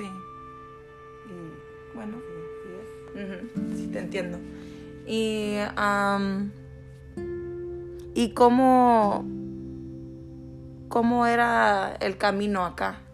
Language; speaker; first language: Spanish; early bilingual, heritage; Spanish